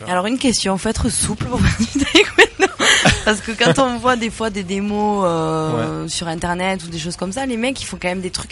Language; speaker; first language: French; native; French